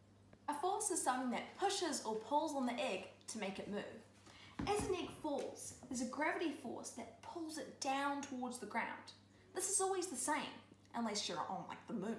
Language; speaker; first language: English; native; English